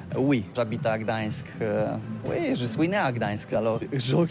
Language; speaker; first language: French; non-native, learner; Polish